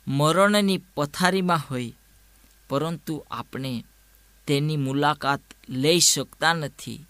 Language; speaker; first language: Gujarati; non-native, local second language; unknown